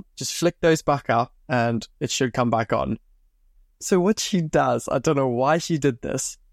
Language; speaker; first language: English; native; English